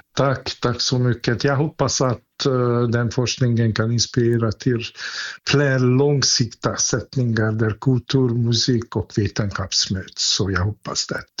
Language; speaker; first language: Swedish; non-native, fluent; Hungarian